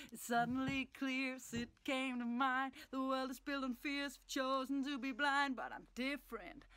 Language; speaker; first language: Spanish; non-native, fluent; Danish